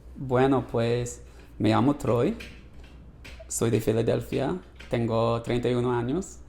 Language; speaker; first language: Spanish; non-native, fluent; English